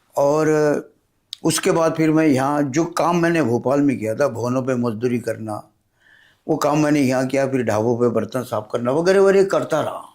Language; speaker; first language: Hindi; non-native, local second language; Marathi